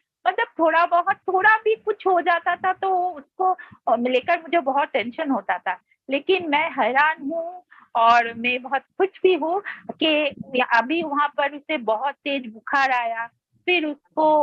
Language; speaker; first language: Hindi; non-native, local second language; Bangla